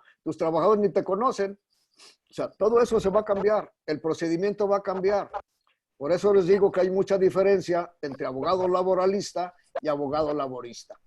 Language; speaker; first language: Spanish; native; Spanish